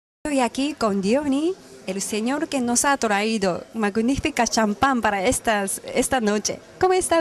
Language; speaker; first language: Spanish; non-native, fluent; Japanese